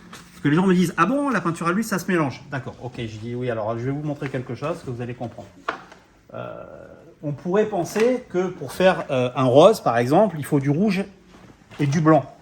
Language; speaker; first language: French; native; French